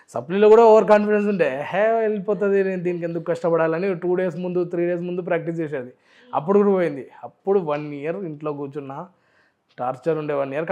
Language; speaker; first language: Telugu; non-native, local second language; Urdu